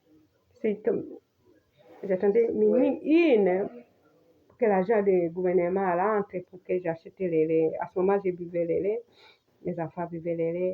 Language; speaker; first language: French; non-native, fluent; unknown